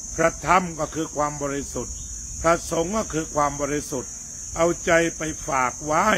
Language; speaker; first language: Thai; native; Thai